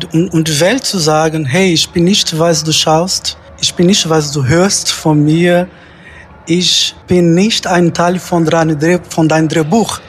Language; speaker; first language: German; non-native, fluent; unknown